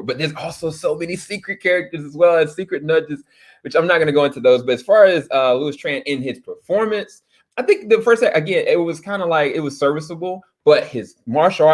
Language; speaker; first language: English; native; English